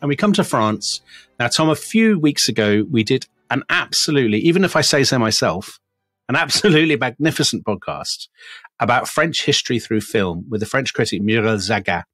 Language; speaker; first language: English; native; English